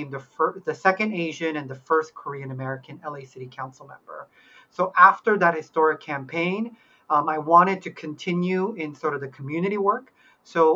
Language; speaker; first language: English; early bilingual, other home language; Korean